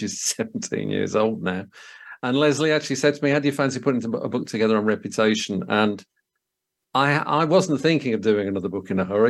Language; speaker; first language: English; native; English